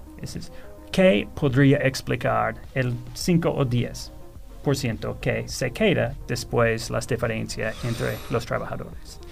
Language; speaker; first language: Spanish; non-native, fluent; English